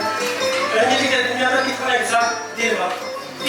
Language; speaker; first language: Turkish; non-native, learner; Uzbek